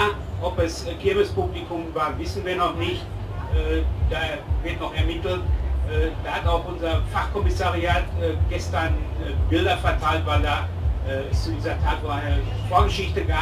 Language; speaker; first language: German; native; German